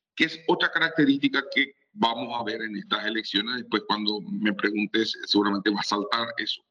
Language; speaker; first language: Spanish; native; Spanish